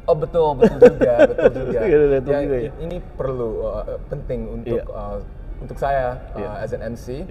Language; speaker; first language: Indonesian; early bilingual, heritage; English